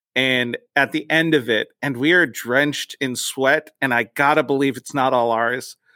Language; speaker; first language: English; native; English